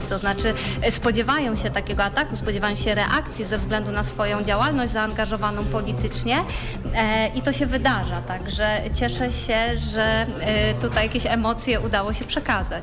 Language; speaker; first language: Polish; native; Polish